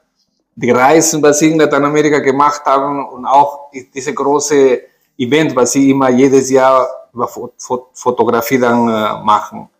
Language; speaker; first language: German; non-native, fluent; Spanish